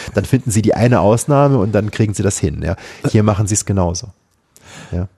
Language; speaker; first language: German; native; German